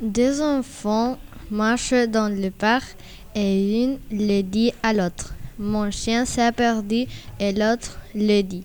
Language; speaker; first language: French; non-native, learner; Spanish